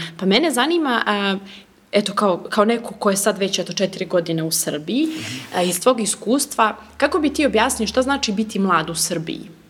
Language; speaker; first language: Serbian; native; Serbian